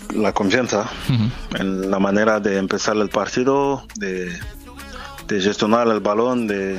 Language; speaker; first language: Spanish; non-native, fluent; French